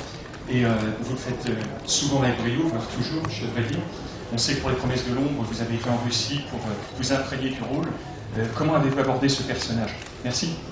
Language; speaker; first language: French; native; French